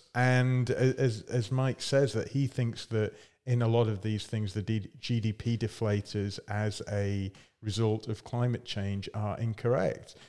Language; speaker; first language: English; native; English